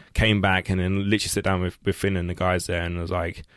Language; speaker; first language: English; native; English